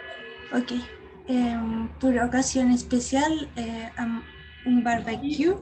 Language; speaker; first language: French; non-native, learner; Spanish